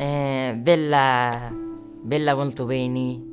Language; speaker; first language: Italian; non-native, learner; Arabic